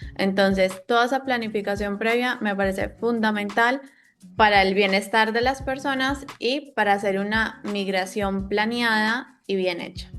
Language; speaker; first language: Spanish; native; Spanish